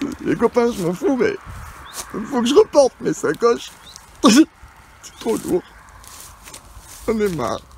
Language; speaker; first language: French; native; French